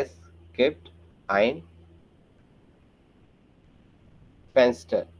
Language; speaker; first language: German; non-native, fluent; Hindi